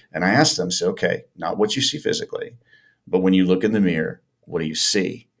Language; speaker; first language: English; native; English